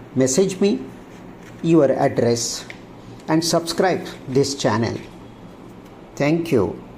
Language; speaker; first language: English; non-native, local second language; Marathi